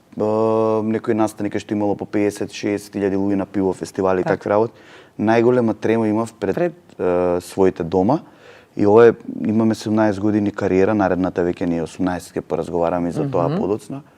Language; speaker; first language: Macedonian; native; Macedonian